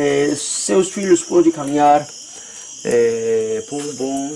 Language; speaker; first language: Portuguese; non-native, learner; Korean